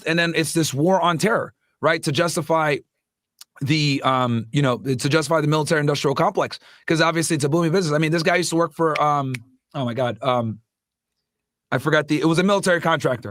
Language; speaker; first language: English; native; English